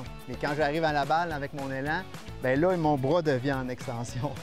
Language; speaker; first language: French; native; French